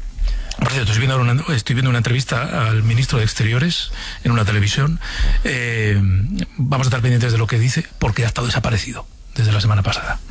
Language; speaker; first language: Spanish; native; Spanish